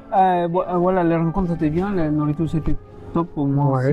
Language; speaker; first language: French; non-native, fluent; Spanish